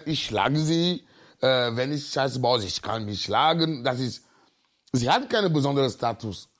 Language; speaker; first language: German; non-native, learner; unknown